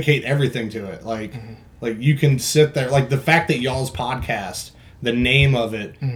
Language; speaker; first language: English; native; English